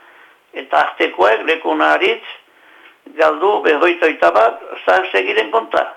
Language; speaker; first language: Basque; native; Basque